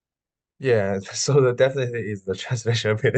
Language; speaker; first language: English; non-native, learner; Chinese